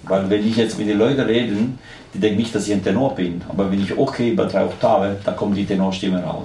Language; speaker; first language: German; non-native, fluent; Italian